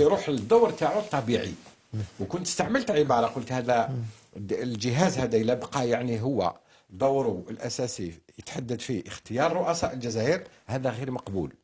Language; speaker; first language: Arabic; native; Arabic